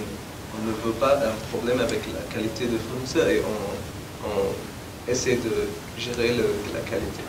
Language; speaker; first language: French; non-native, learner; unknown